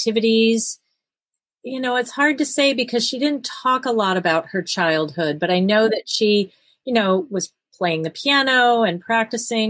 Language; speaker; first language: English; native; English